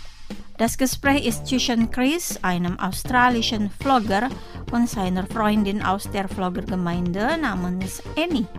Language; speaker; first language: German; non-native, fluent; Indonesian